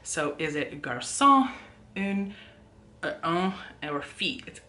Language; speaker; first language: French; non-native, learner; English